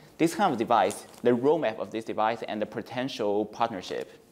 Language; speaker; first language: English; non-native, fluent; Chinese